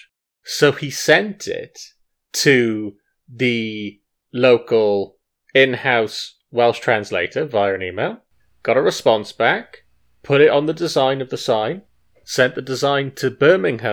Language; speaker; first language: English; native; English